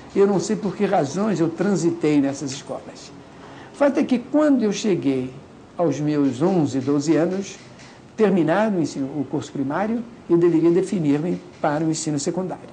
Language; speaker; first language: Portuguese; native; Portuguese